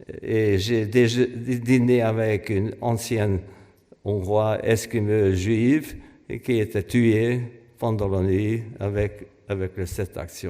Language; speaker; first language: French; non-native, fluent; Hungarian